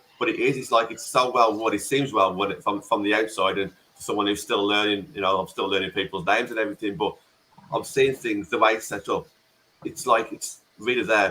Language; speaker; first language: English; native; English